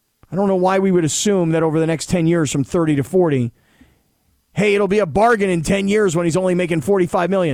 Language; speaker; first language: English; native; English